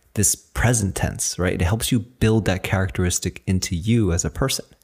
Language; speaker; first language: English; early bilingual, other home language; Chinese